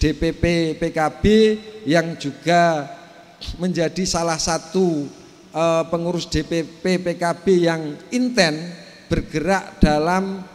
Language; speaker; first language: Indonesian; native; Indonesian